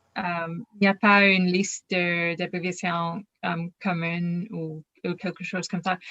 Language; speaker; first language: French; non-native, learner; English